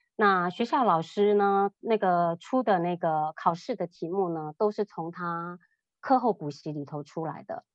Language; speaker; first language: Chinese; native; Chinese